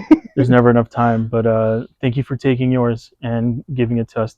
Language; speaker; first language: English; native; English